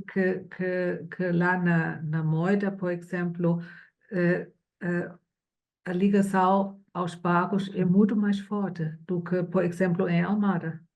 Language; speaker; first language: Portuguese; non-native, fluent; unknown